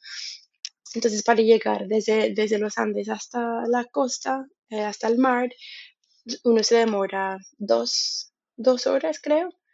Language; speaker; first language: Spanish; non-native, fluent; English